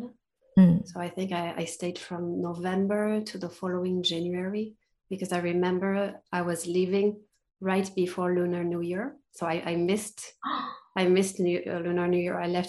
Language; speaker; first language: English; non-native, fluent; French